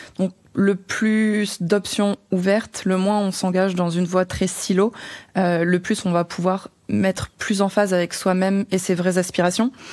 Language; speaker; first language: French; native; French